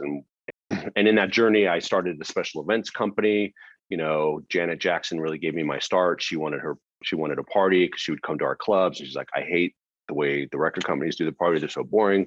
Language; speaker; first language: English; native; English